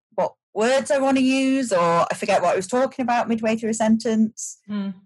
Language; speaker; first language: English; native; English